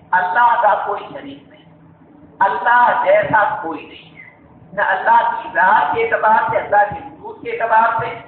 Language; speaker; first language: Urdu; native; Urdu